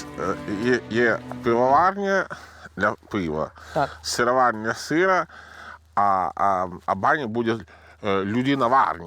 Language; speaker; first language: Ukrainian; non-native, learner; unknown